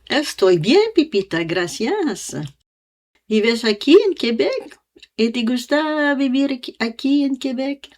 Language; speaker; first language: Spanish; non-native, learner; French